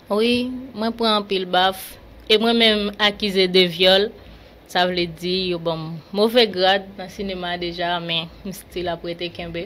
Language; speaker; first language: Haitian Creole; native; Haitian Creole